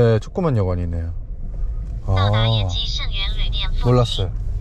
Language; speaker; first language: Korean; native; Korean